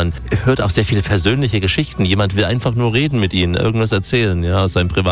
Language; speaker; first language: German; native; German